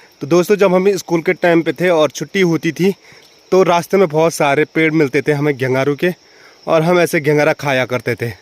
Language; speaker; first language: Hindi; non-native, local second language; Garhwali